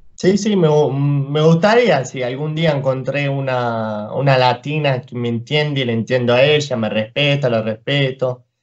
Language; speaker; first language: Spanish; non-native, fluent; Arabic